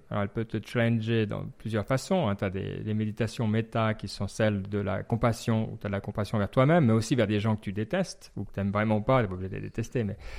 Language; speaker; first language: French; native; French